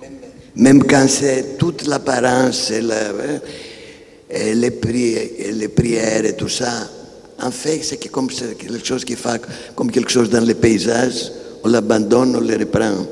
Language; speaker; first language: French; non-native, fluent; Greek